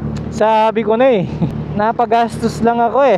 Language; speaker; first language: Filipino; native; Filipino